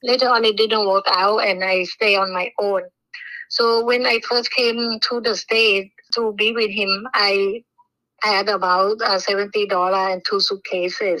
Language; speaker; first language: English; non-native, learner; Thai